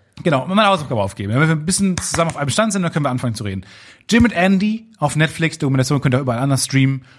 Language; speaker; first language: German; native; German